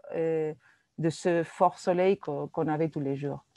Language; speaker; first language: French; non-native, fluent; Spanish